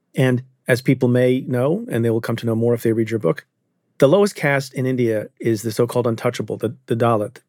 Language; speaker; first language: English; early bilingual, other home language; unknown